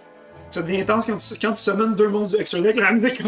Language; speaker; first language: French; native; French